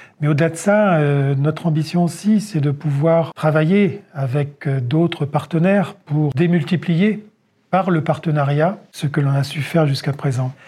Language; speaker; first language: French; native; French